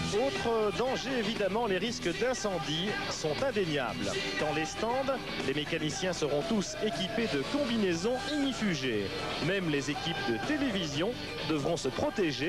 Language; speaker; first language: French; native; French